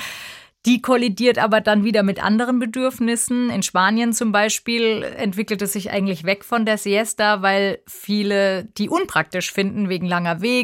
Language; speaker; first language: German; native; German